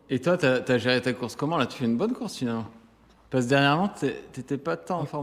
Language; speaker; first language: French; native; French